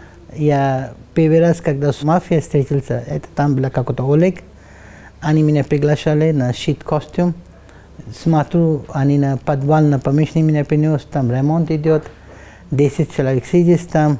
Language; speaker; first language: Russian; non-native, learner; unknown